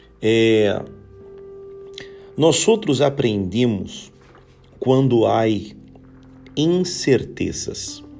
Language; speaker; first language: Portuguese; non-native, learner; Spanish